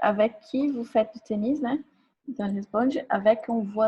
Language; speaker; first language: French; non-native, fluent; Portuguese